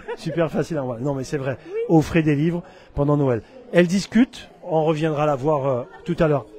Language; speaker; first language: French; native; French